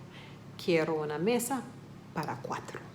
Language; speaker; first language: Spanish; non-native, fluent; English